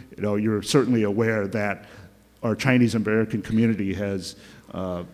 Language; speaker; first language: English; native; English